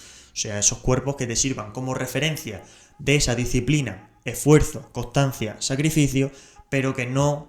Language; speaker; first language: Spanish; native; Spanish